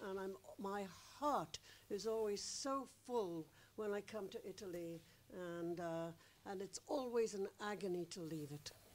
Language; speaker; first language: English; native; English